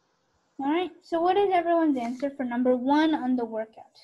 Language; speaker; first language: English; native; English